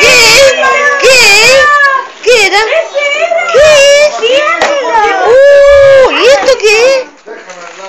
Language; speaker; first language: Spanish; native; Spanish